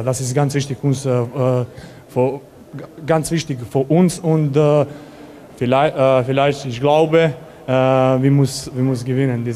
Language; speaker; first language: German; non-native, learner; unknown